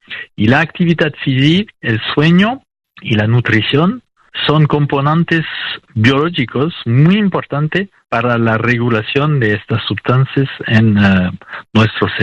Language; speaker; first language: Spanish; non-native, fluent; French